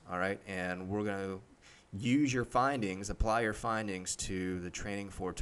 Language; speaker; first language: English; native; English